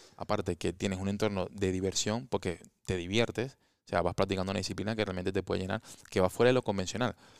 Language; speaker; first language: Spanish; native; Spanish